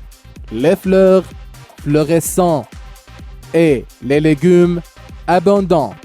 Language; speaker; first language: French; non-native, fluent; Arabic